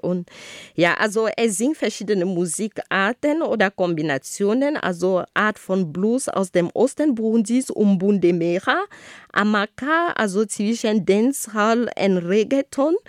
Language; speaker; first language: German; non-native, fluent; Ghomala